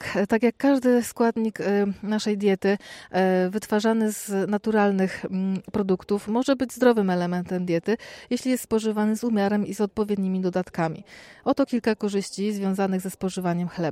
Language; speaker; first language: Polish; native; Polish